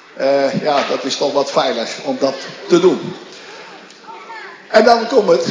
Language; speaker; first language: Dutch; native; Dutch